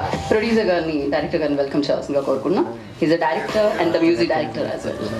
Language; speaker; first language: Telugu; native; Telugu